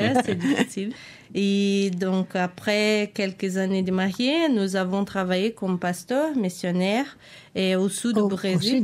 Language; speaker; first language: French; non-native, learner; Portuguese